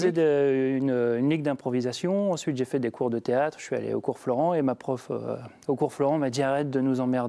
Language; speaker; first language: French; native; French